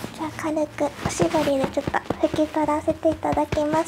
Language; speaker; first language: Japanese; native; Japanese